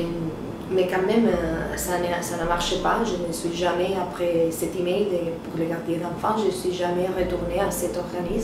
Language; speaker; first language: French; non-native, learner; Spanish